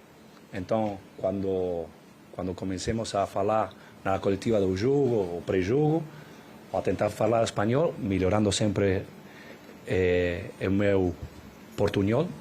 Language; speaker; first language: Portuguese; non-native, learner; Spanish